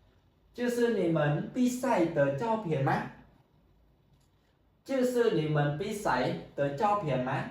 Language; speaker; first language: Chinese; non-native, fluent; Khmer